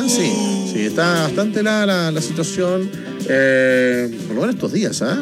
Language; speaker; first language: Spanish; native; Spanish